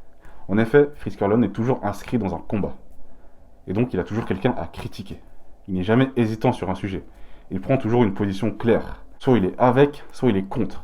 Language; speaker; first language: French; native; French